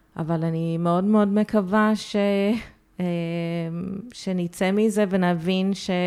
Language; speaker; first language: Hebrew; early bilingual, heritage; Hebrew